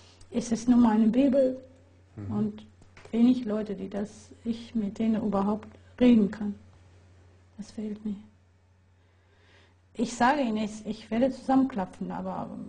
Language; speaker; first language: German; non-native, fluent; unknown